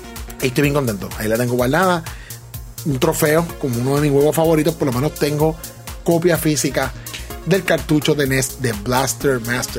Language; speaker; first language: Spanish; native; Spanish